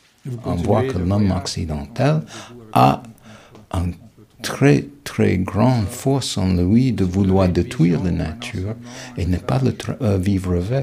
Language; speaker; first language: French; non-native, fluent; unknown